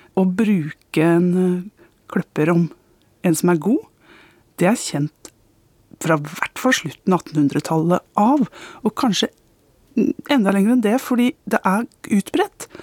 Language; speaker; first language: Norwegian; native; Norwegian